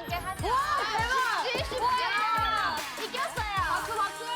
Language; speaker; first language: Korean; non-native, fluent; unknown